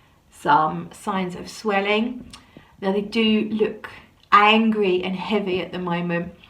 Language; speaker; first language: English; native; English